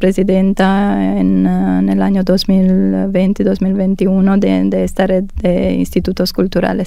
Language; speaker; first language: Spanish; non-native, fluent; Romanian